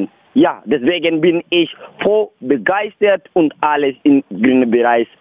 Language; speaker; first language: German; non-native, learner; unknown